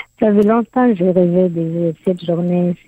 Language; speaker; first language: French; non-native, learner; Arabic